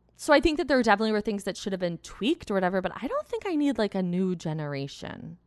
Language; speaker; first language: English; native; English